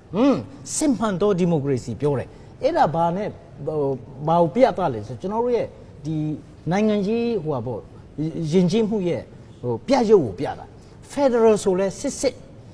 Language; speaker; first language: Burmese; non-native, local second language; Hakha Chin